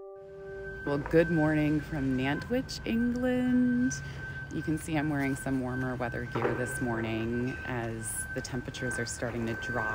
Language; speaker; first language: English; native; English